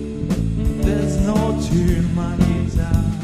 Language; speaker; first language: English; non-native, learner; French